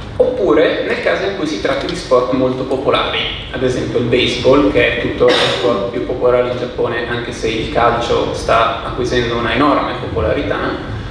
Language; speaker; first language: Italian; native; Italian